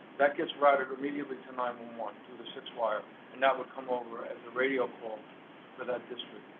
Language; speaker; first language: English; native; English